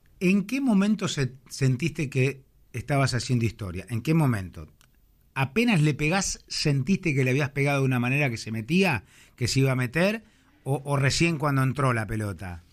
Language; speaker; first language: Spanish; native; Spanish